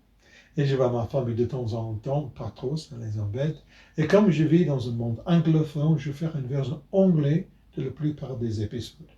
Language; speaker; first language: French; non-native, fluent; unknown